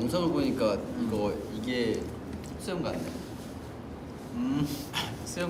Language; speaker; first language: Korean; native; Korean